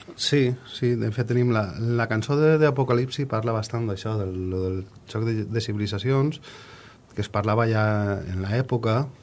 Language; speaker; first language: Catalan; native; Catalan